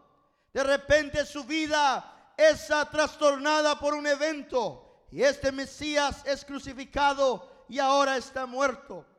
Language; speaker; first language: Spanish; non-native, fluent; English